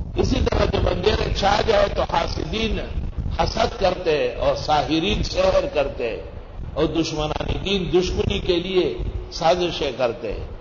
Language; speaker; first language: Urdu; non-native, local second language; Pashto